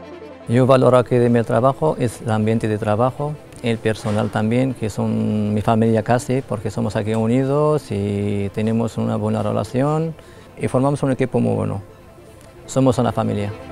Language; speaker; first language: Spanish; non-native, learner; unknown